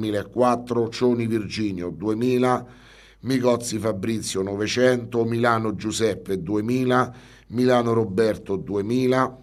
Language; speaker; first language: Italian; native; Italian